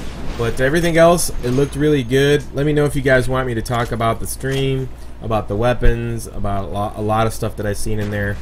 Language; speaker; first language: English; native; English